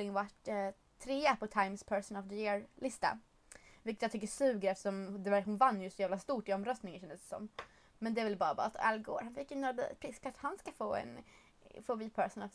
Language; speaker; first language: Swedish; native; Swedish